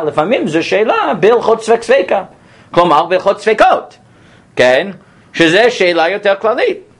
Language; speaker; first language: Hebrew; non-native, fluent; English